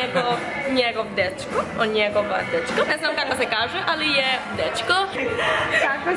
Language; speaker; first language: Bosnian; non-native, fluent; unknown